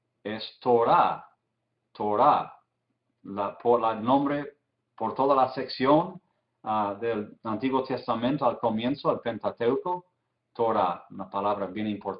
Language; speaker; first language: Spanish; non-native, fluent; English